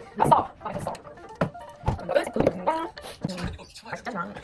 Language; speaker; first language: Korean; native; Korean